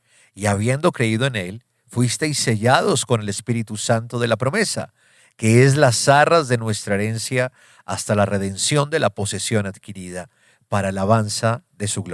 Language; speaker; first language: Spanish; native; Spanish